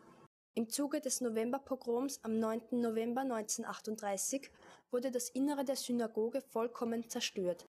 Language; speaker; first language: German; native; German